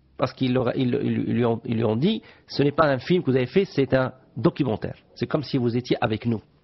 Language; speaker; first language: French; non-native, local second language; Arabic